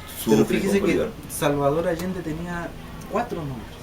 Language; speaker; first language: Spanish; native; Spanish